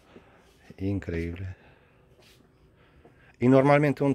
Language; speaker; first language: Spanish; non-native, learner; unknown